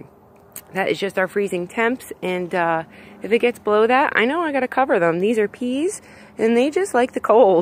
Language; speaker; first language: English; native; English